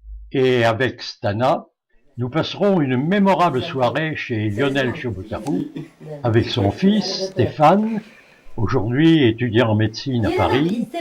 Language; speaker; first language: French; native; French